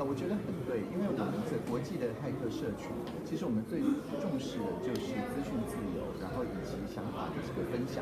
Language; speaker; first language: Chinese; native; Chinese